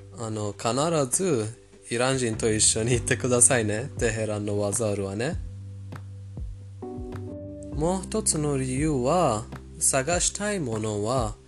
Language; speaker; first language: Japanese; non-native, fluent; Persian